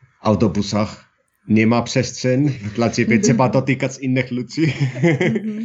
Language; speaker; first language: Polish; non-native, learner; Finnish